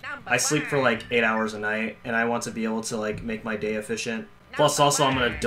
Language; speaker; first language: English; native; English